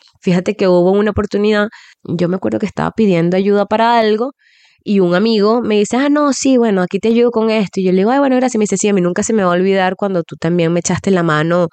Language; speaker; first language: Spanish; native; Spanish